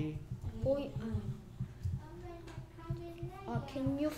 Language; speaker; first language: English; non-native, learner; Korean